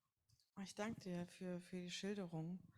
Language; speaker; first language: German; native; German